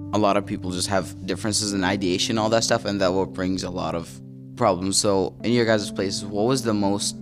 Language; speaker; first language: English; early bilingual, other home language; Arabic